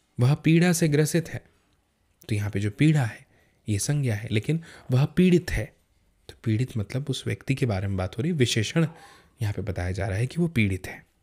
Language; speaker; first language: Hindi; native; Hindi